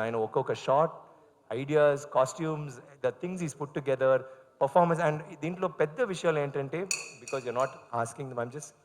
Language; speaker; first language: Telugu; non-native, learner; Tamil